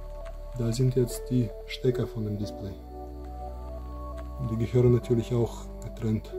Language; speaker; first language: German; non-native, fluent; Russian